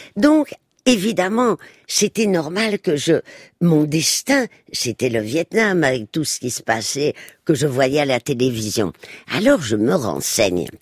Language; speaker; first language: French; early bilingual, other home language; Spanish